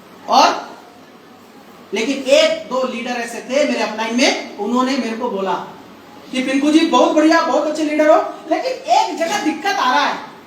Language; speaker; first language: Hindi; non-native, local second language; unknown